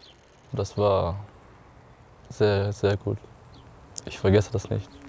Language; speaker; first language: German; non-native, learner; Arabic